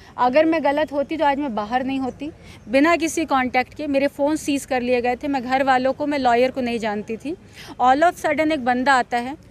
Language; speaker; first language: Hindi; native; Hindi